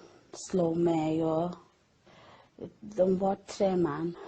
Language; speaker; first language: Swedish; non-native, learner; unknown